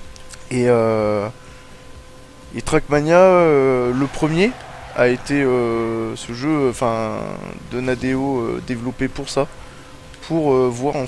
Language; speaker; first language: French; native; French